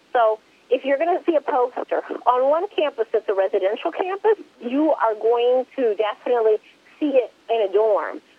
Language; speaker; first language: English; early bilingual, other home language; Spanish